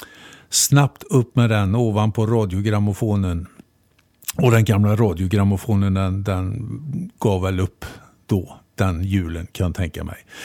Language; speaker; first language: Swedish; native; Swedish